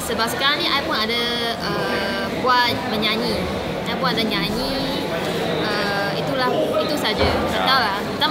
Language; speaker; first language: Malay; non-native, local second language; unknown